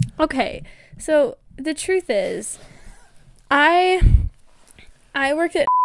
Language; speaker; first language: English; native; English